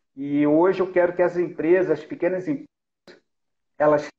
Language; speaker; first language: Portuguese; native; Portuguese